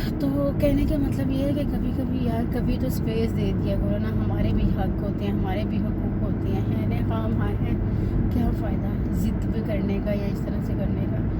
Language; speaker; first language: Hindi; native; Hindi